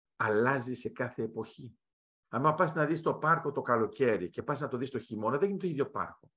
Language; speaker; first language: Greek; early bilingual, heritage; Greek